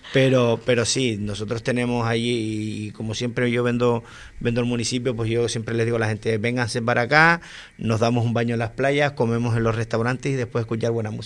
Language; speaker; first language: Spanish; native; Spanish